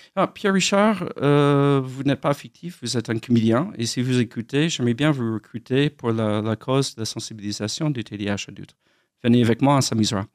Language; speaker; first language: French; non-native, fluent; English